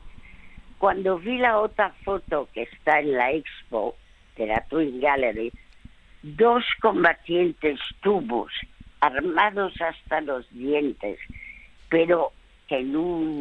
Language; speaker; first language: Spanish; early bilingual, other home language; French